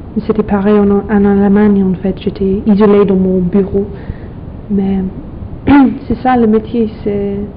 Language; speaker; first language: French; non-native, fluent; English